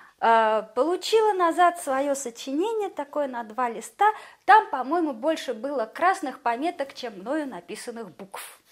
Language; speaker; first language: Russian; native; Russian